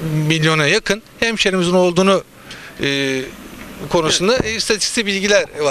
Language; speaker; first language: Turkish; native; Turkish